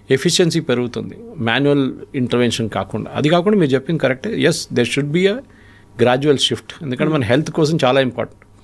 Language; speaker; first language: Telugu; non-native, local second language; Malayalam